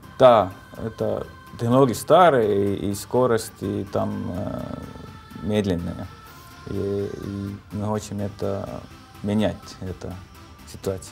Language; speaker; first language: Russian; non-native, local second language; Estonian